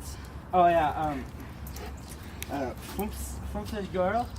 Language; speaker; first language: German; non-native, learner; English